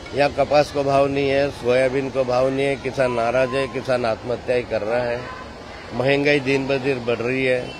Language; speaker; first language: Hindi; non-native, local second language; Marathi